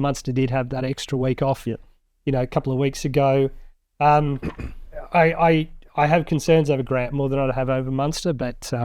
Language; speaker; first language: English; native; English